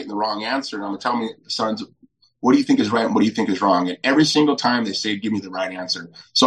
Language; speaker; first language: English; native; English